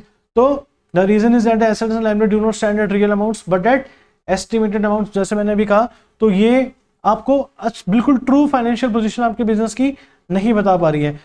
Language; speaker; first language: Hindi; native; Hindi